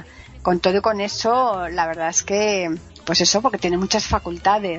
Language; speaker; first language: Spanish; native; Spanish